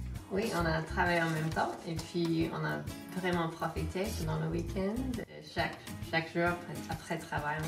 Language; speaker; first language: French; non-native, fluent; English